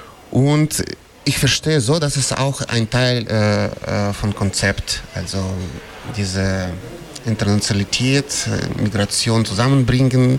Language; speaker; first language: German; non-native, fluent; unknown